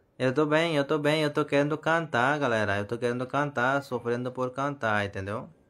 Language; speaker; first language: Portuguese; non-native, learner; Hindi